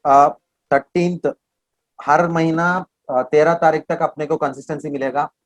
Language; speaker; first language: Hindi; non-native, local second language; Kannada